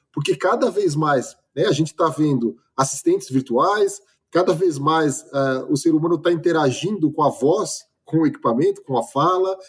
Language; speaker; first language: Portuguese; native; Portuguese